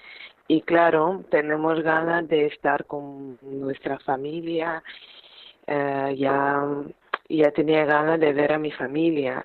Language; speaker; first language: Spanish; non-native, learner; Ukrainian